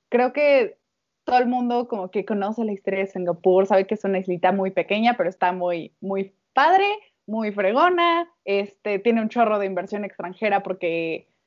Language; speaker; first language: Spanish; native; Spanish